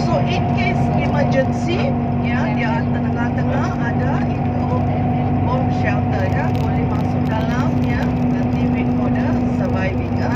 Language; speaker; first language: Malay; non-native, local second language; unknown